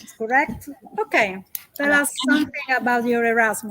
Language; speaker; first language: English; non-native, fluent; Italian